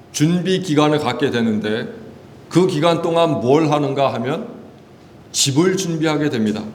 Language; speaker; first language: Korean; native; Korean